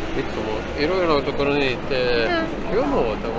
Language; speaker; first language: Japanese; non-native, learner; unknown